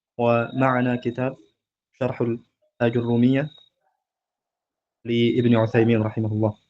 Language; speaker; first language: Arabic; non-native, fluent; Indonesian